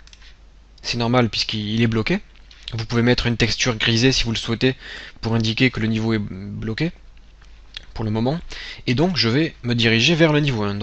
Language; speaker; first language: French; native; French